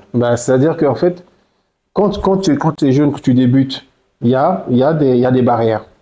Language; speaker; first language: French; early bilingual, other home language; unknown